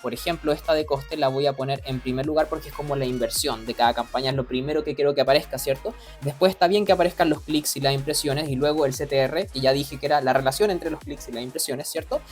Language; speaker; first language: Spanish; native; Spanish